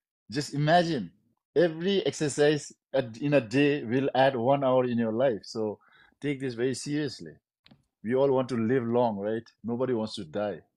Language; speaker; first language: English; non-native, local second language; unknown